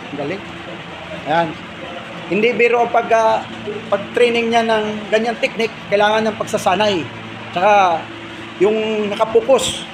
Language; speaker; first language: Filipino; non-native, local second language; Cebuano